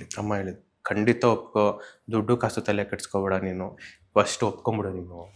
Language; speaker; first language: Kannada; native; Kannada